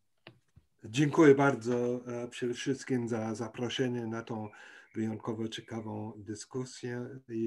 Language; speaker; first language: Polish; non-native, fluent; German